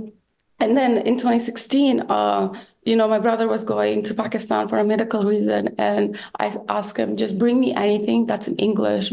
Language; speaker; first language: English; non-native, fluent; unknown